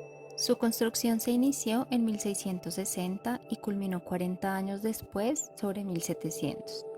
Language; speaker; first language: Spanish; native; Spanish